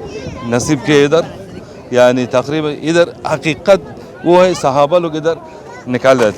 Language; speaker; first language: Hindi; non-native, learner; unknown